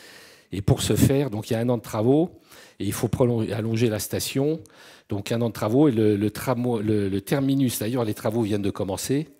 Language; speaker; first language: French; native; French